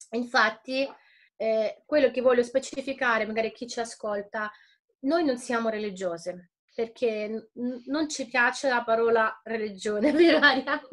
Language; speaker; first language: Italian; non-native, fluent; Ukrainian